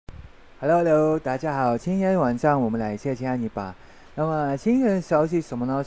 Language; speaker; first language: Chinese; non-native, learner; Filipino